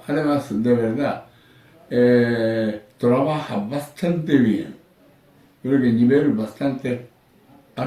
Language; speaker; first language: Spanish; non-native, learner; Japanese